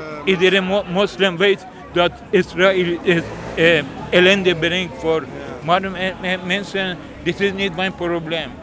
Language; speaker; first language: Dutch; non-native, learner; Persian